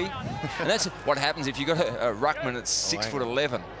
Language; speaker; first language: English; native; English